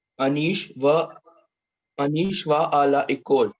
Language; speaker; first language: French; non-native, learner; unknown